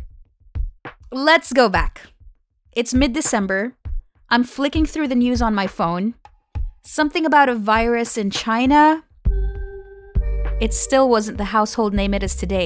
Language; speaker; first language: English; non-native, local second language; Filipino